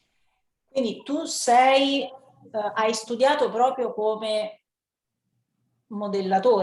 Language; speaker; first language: Italian; native; Italian